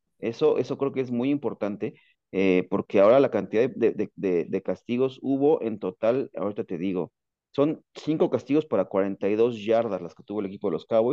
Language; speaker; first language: Spanish; native; Spanish